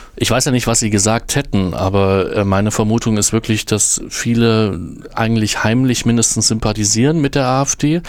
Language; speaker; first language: German; native; German